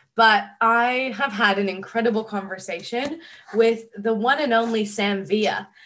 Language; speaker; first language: English; native; English